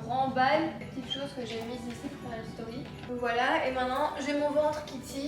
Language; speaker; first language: French; native; French